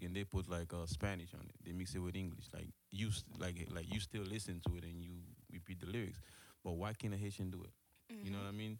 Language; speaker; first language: English; early bilingual, other home language; Haitian Creole